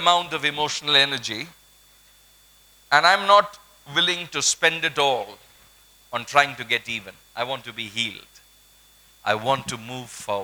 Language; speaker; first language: English; non-native, local second language; Malayalam